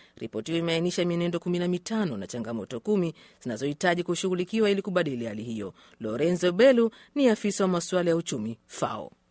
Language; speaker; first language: Swahili; non-native, local second language; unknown